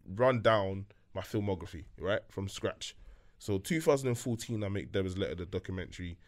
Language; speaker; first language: English; non-native, local second language; French